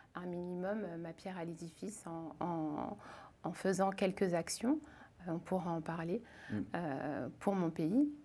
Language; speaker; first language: French; native; French